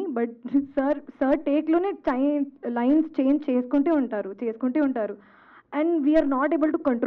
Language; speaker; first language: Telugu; non-native, fluent; Hindi